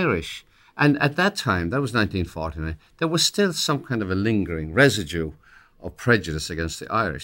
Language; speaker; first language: English; native; English